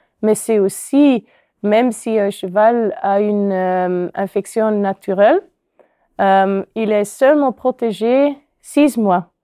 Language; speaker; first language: French; non-native, local second language; Dutch